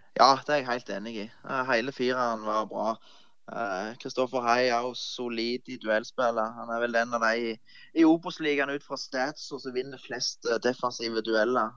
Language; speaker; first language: Norwegian; native; Norwegian